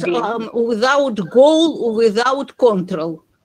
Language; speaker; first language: English; non-native, learner; Russian